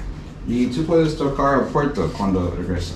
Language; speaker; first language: Spanish; non-native, learner; English